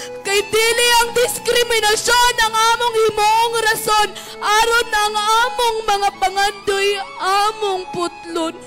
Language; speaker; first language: Cebuano; non-native, local second language; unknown